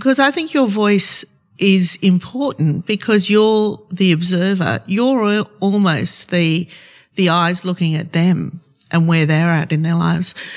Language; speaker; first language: English; non-native, local second language; Arabic